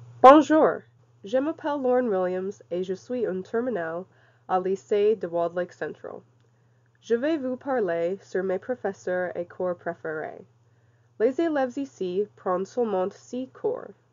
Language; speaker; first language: French; non-native, learner; English